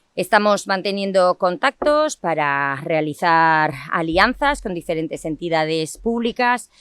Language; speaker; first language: Spanish; non-native, local second language; Basque